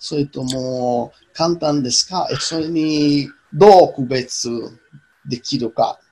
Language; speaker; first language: Japanese; non-native, fluent; Italian